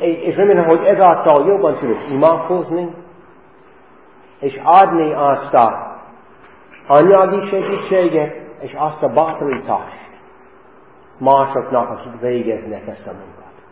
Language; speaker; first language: Hungarian; non-native, fluent; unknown